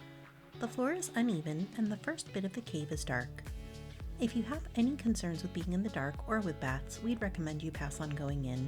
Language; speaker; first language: English; native; English